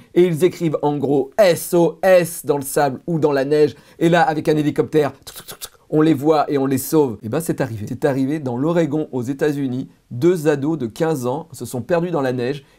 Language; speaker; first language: French; native; French